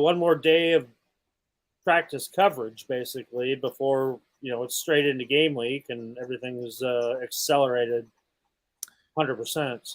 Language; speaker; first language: English; native; English